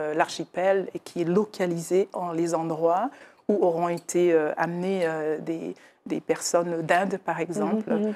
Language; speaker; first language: French; native; French